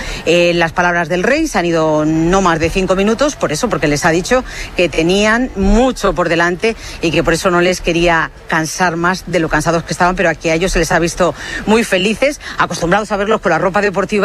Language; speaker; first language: Spanish; native; Spanish